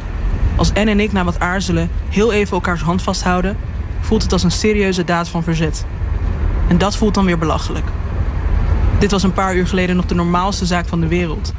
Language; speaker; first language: Dutch; native; Dutch